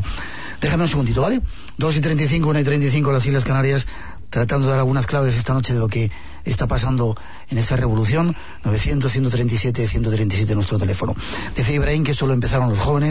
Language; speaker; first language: Spanish; native; Spanish